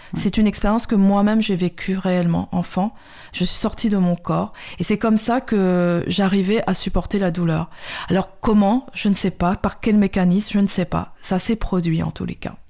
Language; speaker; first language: French; early bilingual, other home language; Khmer